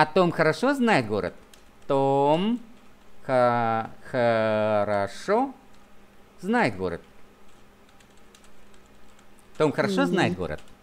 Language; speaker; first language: Russian; non-native, fluent; Vietnamese